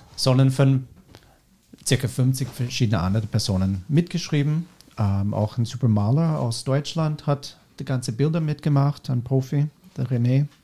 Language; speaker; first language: German; non-native, fluent; English